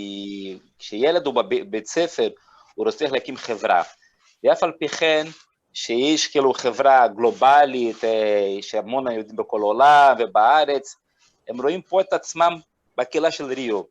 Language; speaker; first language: Hebrew; non-native, fluent; Portuguese